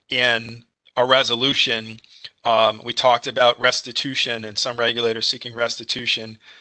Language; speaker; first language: English; native; English